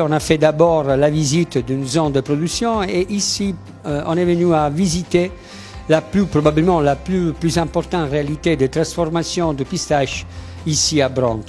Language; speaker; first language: French; non-native, fluent; Italian